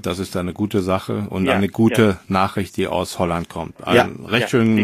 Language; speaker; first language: German; native; German